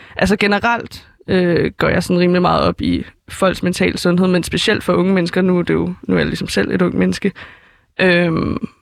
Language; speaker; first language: Danish; native; Danish